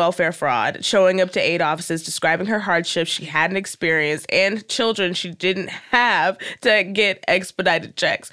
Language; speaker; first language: English; native; English